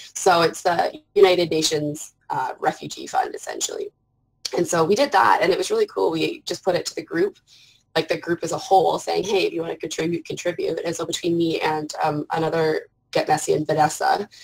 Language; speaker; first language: English; native; English